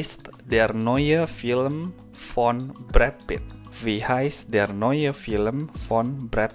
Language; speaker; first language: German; non-native, fluent; Indonesian